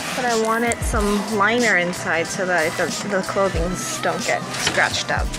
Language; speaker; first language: English; early bilingual, other home language; Korean